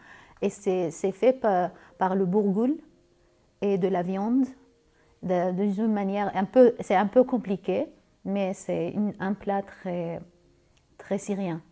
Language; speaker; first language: French; non-native, learner; Arabic